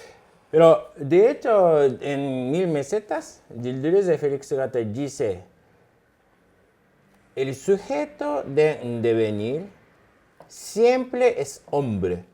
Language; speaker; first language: Spanish; non-native, fluent; Japanese